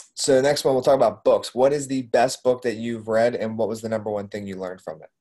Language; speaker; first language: English; native; English